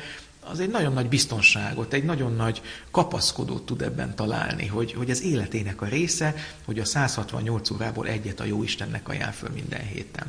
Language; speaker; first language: Hungarian; native; Hungarian